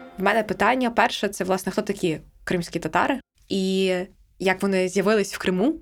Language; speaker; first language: Ukrainian; native; Ukrainian